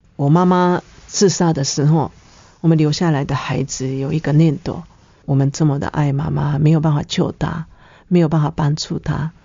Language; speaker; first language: Chinese; non-native, fluent; Japanese